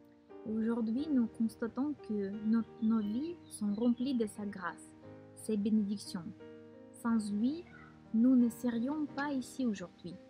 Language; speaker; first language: French; non-native, fluent; Russian